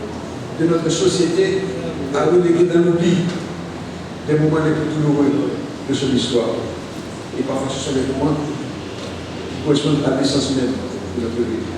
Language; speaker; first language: French; non-native, local second language; Haitian Creole